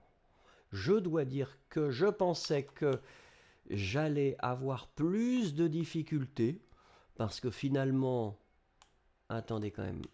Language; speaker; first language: French; native; French